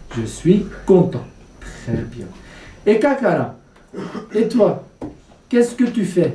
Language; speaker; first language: French; non-native, fluent; Kurdish